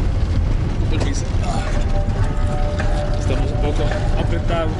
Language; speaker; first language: Spanish; non-native, learner; Dutch